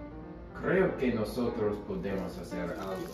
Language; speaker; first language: Spanish; non-native, learner; English